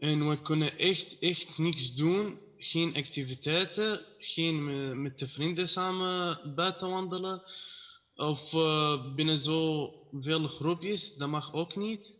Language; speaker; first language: Dutch; non-native, learner; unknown